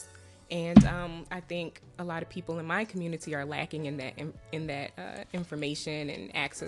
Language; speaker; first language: English; native; English